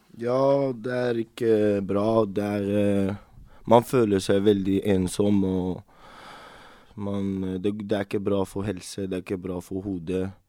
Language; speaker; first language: Norwegian; non-native, fluent; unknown